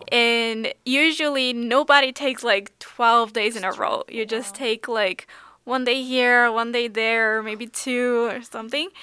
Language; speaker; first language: English; non-native, fluent; Portuguese